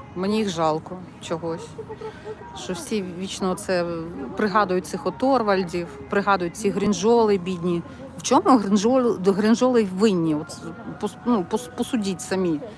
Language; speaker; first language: Ukrainian; non-native, local second language; Russian